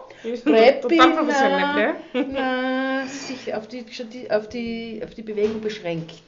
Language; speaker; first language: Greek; non-native, learner; German